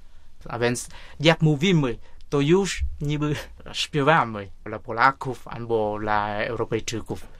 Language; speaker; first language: Polish; non-native, fluent; Vietnamese